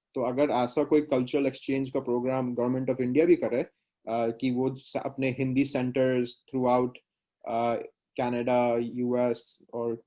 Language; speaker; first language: Hindi; native; Hindi